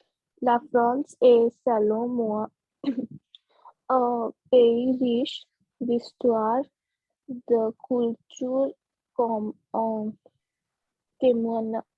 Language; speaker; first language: French; non-native, learner; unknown